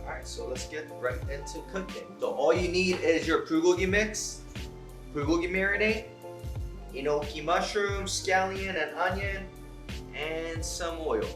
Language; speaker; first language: English; native; English